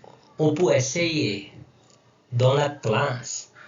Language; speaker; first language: French; non-native, learner; Nepali